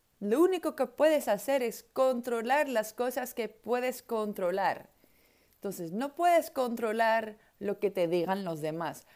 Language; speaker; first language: Spanish; non-native, fluent; Dutch